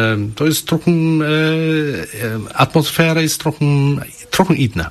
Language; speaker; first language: Polish; non-native, learner; Chinese